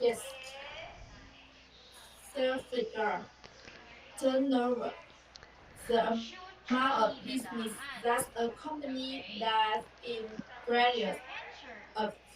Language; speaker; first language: English; non-native, learner; Vietnamese